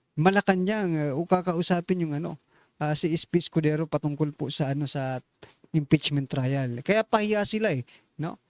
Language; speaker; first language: Filipino; non-native, local second language; Waray